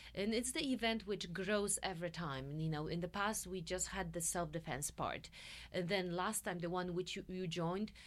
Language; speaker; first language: English; non-native, fluent; Polish